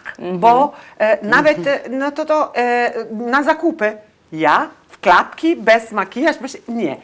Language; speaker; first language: Polish; non-native, learner; Italian